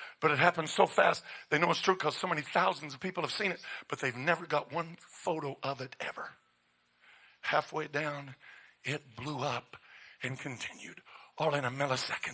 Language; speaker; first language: English; native; English